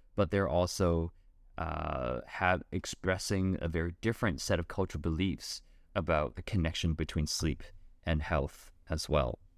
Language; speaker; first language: English; native; English